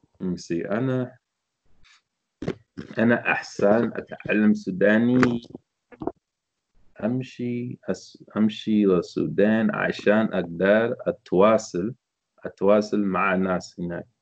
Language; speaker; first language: Arabic; non-native, learner; English